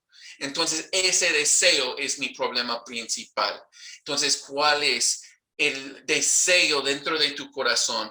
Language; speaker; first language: Spanish; non-native, fluent; English